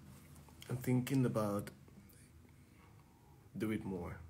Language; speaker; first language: English; non-native, fluent; Thai